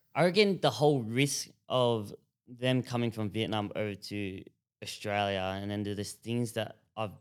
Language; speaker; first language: English; native; English